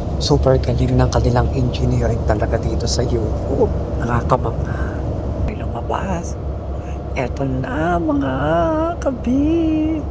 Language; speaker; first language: Filipino; native; Filipino